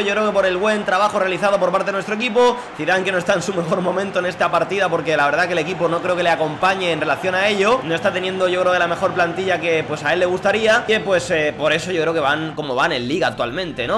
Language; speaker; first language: Spanish; native; Spanish